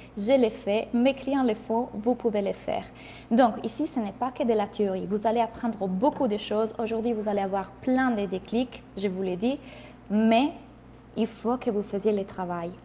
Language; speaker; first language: French; non-native, fluent; Italian